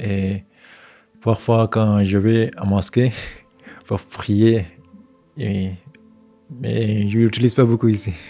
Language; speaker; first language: French; non-native, learner; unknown